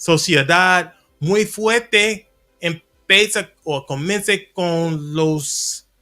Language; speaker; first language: Spanish; non-native, learner; English